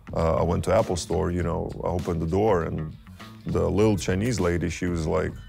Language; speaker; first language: English; non-native, fluent; Lithuanian